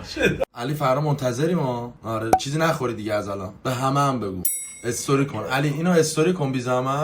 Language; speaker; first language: Persian; native; Persian